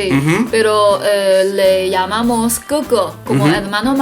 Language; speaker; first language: Spanish; non-native, fluent; Chinese